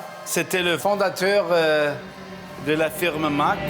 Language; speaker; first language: French; non-native, fluent; German